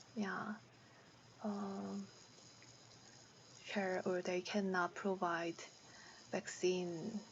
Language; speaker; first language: English; non-native, learner; Korean